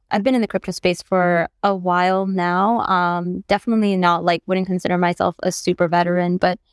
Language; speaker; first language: English; non-native, local second language; Bangla